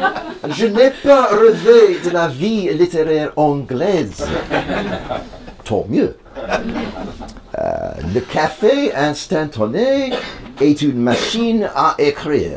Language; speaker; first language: French; non-native, learner; English